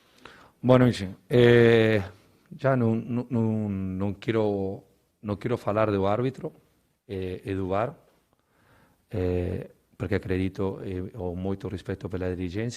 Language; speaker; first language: Portuguese; non-native, learner; Spanish